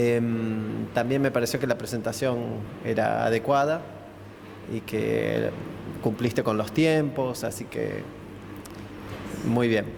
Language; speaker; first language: Spanish; native; Spanish